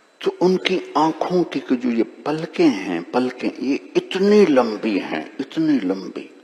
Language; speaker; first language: Urdu; non-native, local second language; Punjabi